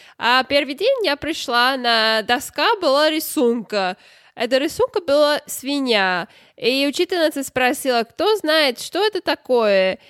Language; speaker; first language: Russian; non-native, learner; English